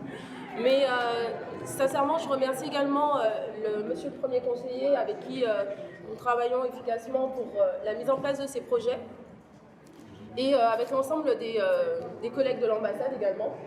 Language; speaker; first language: French; native; French